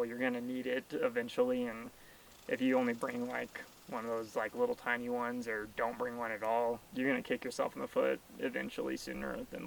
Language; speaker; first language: English; native; English